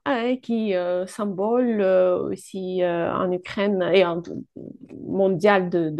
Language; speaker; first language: French; non-native, fluent; Ukrainian